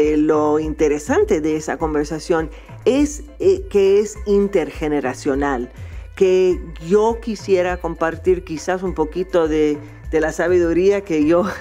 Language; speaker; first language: Spanish; non-native, fluent; English